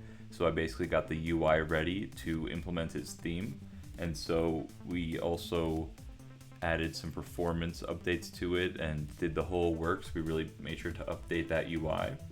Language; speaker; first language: English; native; English